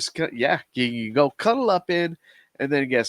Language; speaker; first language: English; native; English